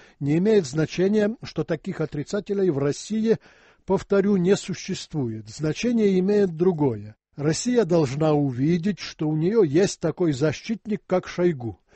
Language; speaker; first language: Russian; non-native, local second language; Ukrainian